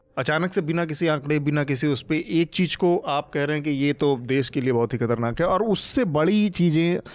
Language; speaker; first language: Hindi; native; Hindi